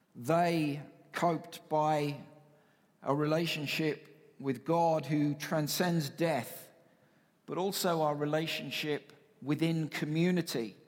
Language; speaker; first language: English; native; English